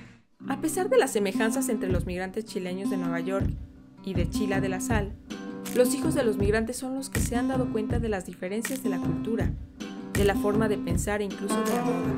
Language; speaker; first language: Spanish; native; Spanish